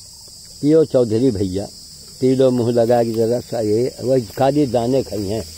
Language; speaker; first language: Hindi; native; Hindi